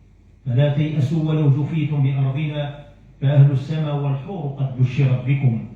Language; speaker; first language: Arabic; native; Arabic